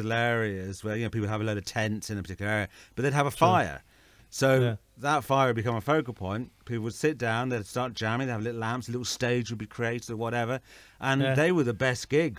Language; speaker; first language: English; native; English